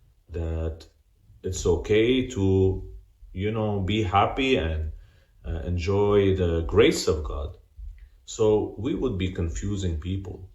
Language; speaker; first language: English; non-native, fluent; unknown